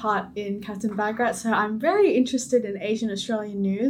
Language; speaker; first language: English; native; English